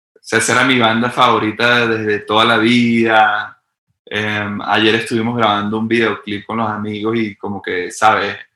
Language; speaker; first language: Spanish; native; Spanish